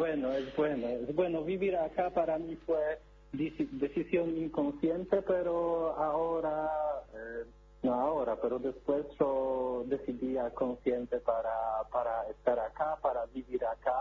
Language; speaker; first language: Spanish; non-native, learner; Polish